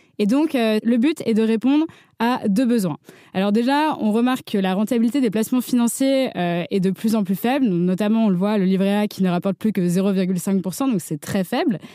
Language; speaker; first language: French; native; French